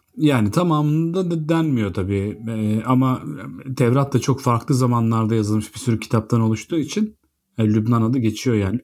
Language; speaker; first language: Turkish; native; Turkish